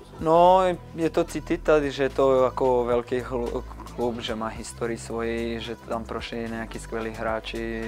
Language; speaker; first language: Czech; non-native, fluent; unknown